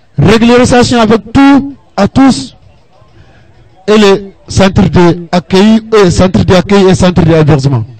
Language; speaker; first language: French; non-native, local second language; Arabic